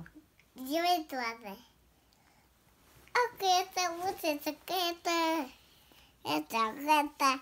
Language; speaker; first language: Russian; early bilingual, heritage; Russian